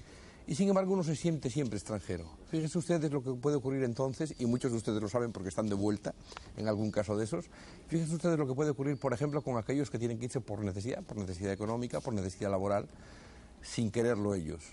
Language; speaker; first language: Spanish; native; Spanish